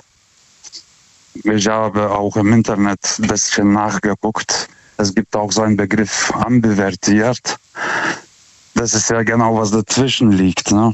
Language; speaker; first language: German; non-native, fluent; Lithuanian